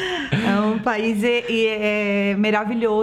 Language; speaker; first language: Italian; non-native, learner; Portuguese